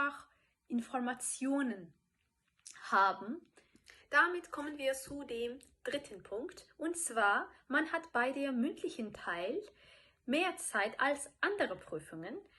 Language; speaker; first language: German; non-native, fluent; Turkish